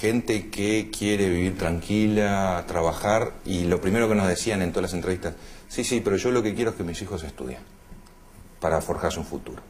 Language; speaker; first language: Spanish; native; Spanish